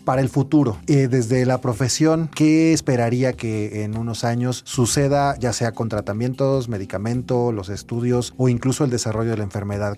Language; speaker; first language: Spanish; native; Spanish